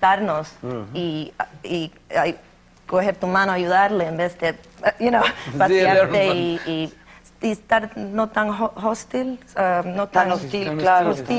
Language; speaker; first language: Spanish; early bilingual, heritage; Spanish